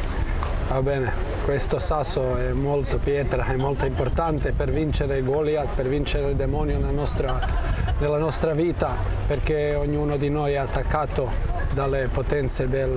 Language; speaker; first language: Italian; non-native, fluent; Croatian